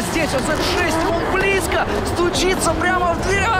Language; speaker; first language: Russian; native; Russian